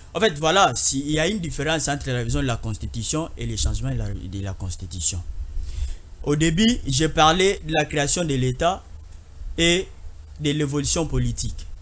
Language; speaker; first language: French; non-native, local second language; Lingala